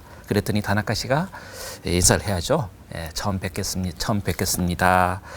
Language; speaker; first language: Korean; native; Korean